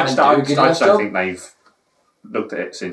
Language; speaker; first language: English; native; English